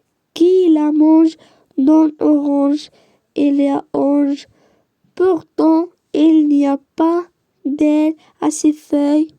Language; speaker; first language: French; non-native, learner; Arabic